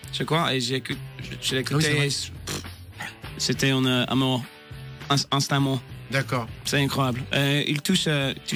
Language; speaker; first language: French; non-native, learner; English